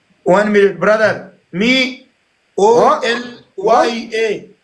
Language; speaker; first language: English; non-native, learner; Pashto